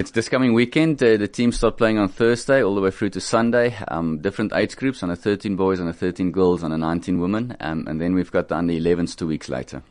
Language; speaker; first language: English; non-native, local second language; Afrikaans